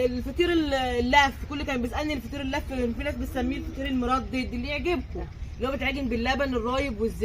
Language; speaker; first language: Arabic; native; Arabic